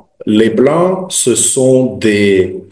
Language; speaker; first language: French; non-native, fluent; Russian